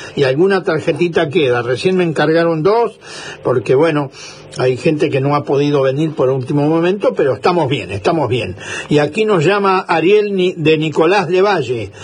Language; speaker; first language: Spanish; native; Spanish